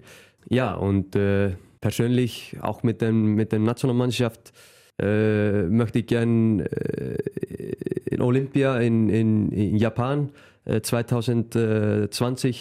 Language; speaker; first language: German; non-native, fluent; Icelandic